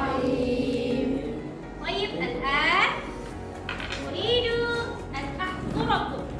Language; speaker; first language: Arabic; non-native, fluent; Indonesian